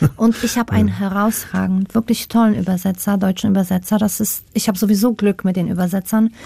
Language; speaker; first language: German; non-native, fluent; Polish